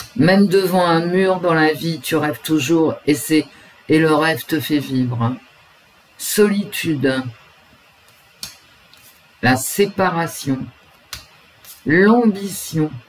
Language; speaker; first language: French; native; French